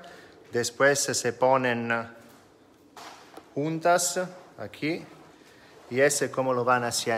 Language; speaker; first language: Spanish; non-native, fluent; Italian